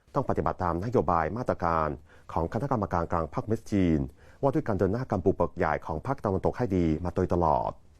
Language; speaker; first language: Thai; non-native, fluent; Chinese